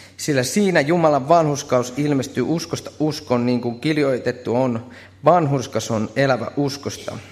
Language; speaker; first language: Finnish; native; Finnish